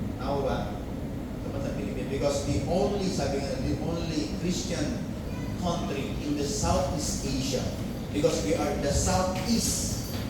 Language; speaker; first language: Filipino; non-native, local second language; Iloko